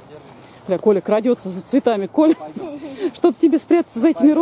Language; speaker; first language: Russian; native; Russian